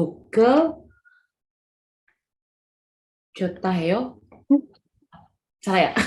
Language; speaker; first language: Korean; non-native, learner; Indonesian